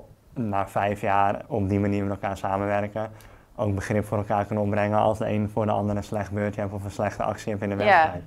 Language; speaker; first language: Dutch; native; Dutch